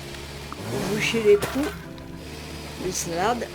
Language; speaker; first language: French; native; French